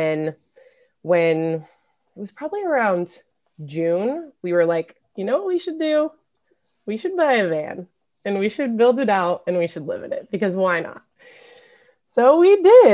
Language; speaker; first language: English; native; English